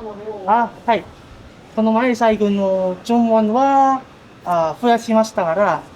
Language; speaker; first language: Japanese; non-native, learner; Indonesian